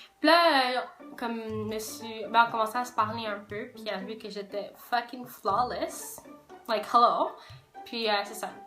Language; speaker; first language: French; native; French